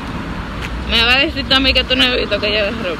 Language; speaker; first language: Spanish; native; Spanish